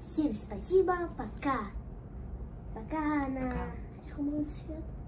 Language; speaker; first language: Russian; early bilingual, heritage; Hebrew